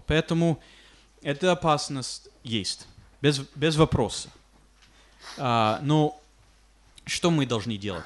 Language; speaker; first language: Russian; non-native, fluent; English